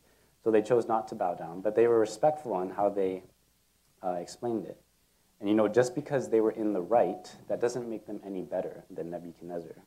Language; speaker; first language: English; native; English